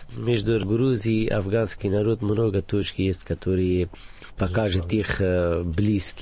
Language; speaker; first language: Russian; non-native, fluent; Persian